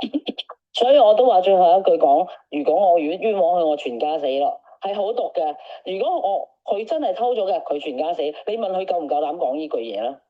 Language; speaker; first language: Cantonese; native; Cantonese